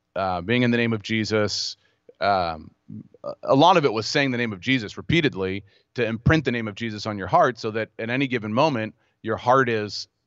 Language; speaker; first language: English; native; English